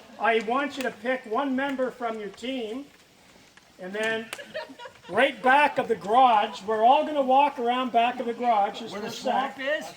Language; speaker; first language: English; native; English